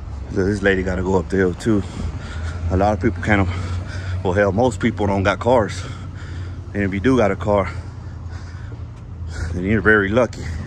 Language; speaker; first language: English; early bilingual, other home language; Spanish